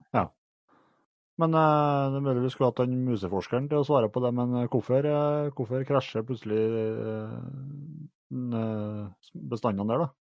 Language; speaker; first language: Norwegian; native; Norwegian